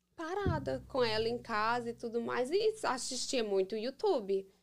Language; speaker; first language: Portuguese; early bilingual, heritage; English